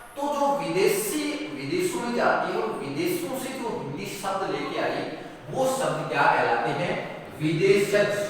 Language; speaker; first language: Hindi; native; Hindi